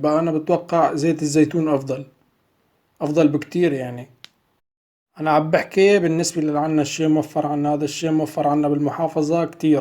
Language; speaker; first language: Arabic; native; Arabic